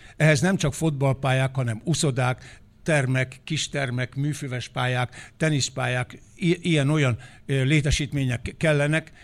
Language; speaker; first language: Hungarian; native; Hungarian